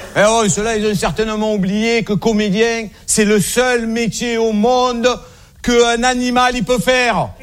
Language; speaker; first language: French; native; French